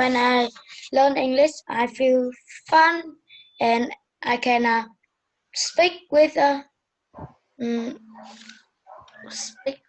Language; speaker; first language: English; non-native, learner; Vietnamese